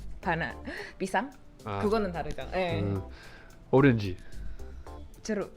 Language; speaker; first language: Korean; non-native, fluent; Indonesian